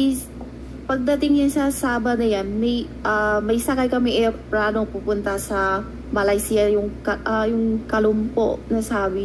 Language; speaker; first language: Filipino; non-native, learner; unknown